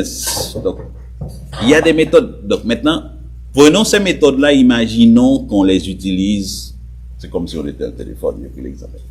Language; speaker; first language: French; native; French